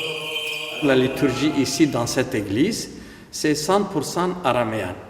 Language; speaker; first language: French; non-native, fluent; Aramaic